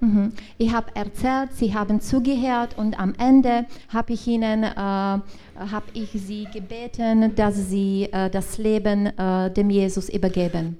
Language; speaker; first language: German; non-native, learner; Czech